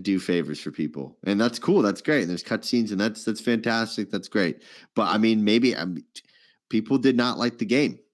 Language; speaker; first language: English; native; English